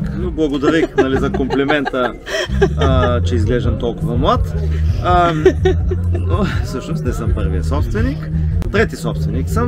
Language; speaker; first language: Bulgarian; native; Bulgarian